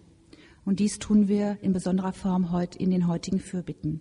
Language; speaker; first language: German; native; German